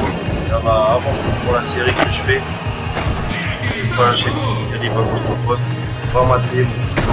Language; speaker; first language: French; native; French